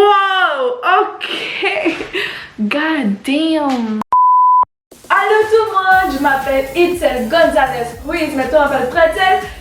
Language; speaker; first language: French; early bilingual, other home language; Spanish